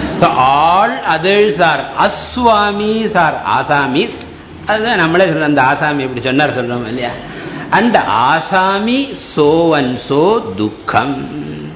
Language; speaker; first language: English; non-native, local second language; Tamil